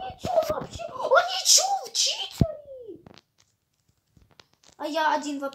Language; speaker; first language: Russian; early bilingual, heritage; Russian